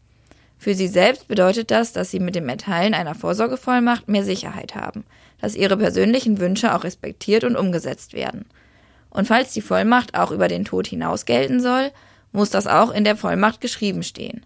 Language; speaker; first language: German; native; German